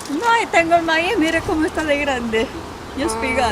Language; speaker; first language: Spanish; native; Spanish